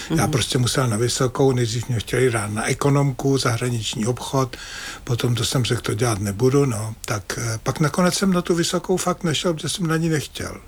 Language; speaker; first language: Czech; native; Czech